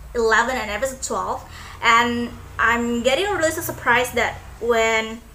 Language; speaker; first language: English; non-native, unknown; Indonesian